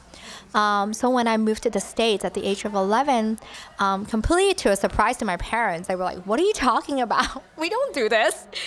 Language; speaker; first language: English; early bilingual, other home language; Cantonese